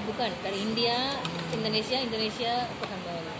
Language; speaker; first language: Indonesian; non-native, learner; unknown